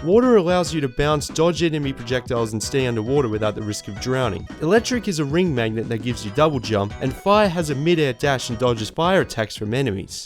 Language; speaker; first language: English; native; English